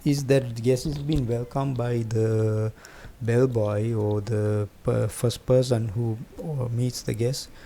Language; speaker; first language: English; non-native, local second language; Sinhala